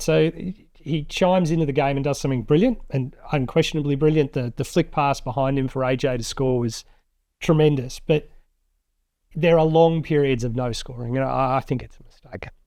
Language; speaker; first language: English; native; English